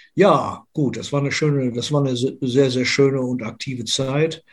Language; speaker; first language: German; native; German